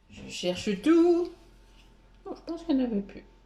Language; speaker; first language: French; native; French